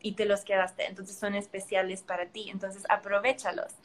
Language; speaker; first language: Spanish; early bilingual, heritage; Spanish